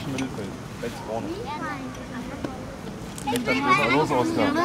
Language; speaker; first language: German; native; German